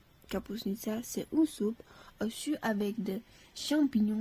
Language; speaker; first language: French; non-native, learner; Slovak